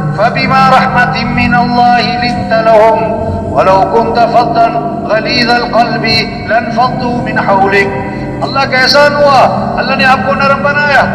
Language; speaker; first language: Urdu; non-native, local second language; Pashto